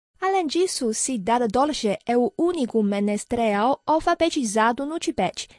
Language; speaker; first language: Portuguese; non-native, fluent; Chinese